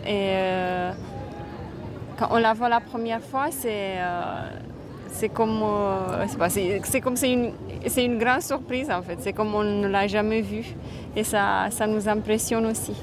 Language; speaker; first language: French; non-native, fluent; Romanian